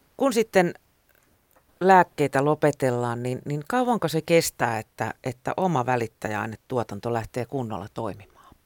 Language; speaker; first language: Finnish; native; Finnish